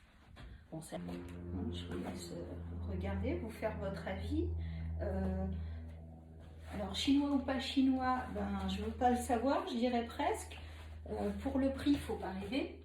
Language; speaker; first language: French; native; French